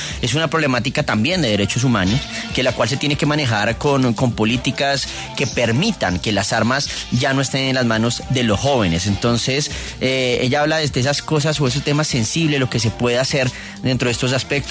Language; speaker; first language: Spanish; native; Spanish